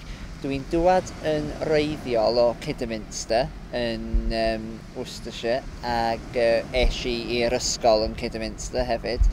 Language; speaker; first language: Welsh; non-native, fluent; English